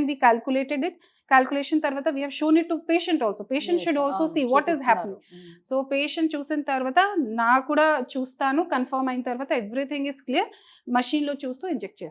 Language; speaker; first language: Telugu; non-native, fluent; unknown